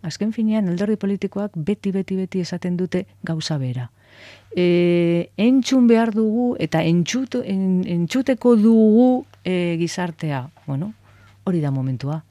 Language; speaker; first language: Basque; non-native, local second language; Spanish